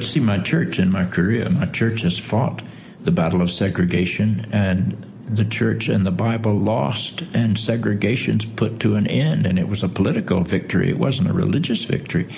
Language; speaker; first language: English; native; English